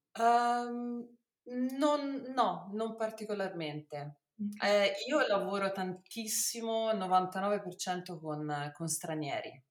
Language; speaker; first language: Italian; native; Italian